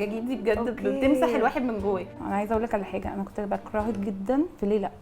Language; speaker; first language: Arabic; native; Arabic